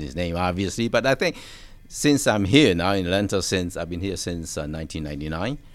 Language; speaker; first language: English; non-native, local second language; Cantonese